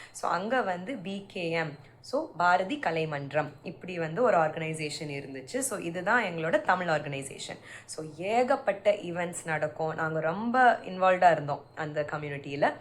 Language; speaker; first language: Tamil; early bilingual, heritage; Tamil